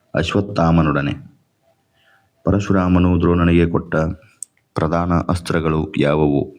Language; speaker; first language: Kannada; native; Kannada